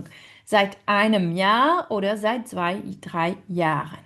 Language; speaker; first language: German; non-native, fluent; French